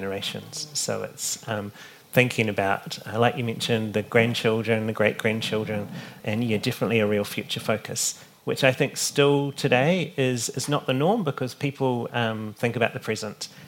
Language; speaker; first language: English; native; English